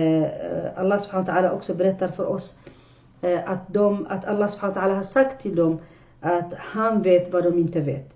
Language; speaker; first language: Swedish; non-native, fluent; Arabic